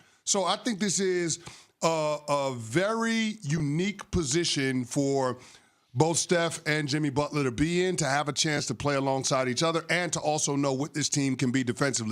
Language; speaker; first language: English; native; English